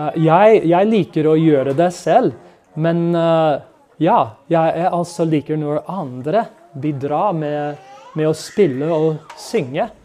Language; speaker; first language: Norwegian; non-native, fluent; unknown